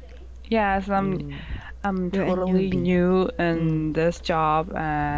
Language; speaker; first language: English; non-native, learner; Korean